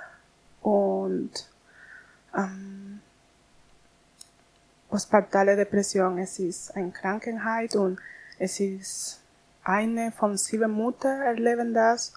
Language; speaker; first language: German; non-native, learner; Spanish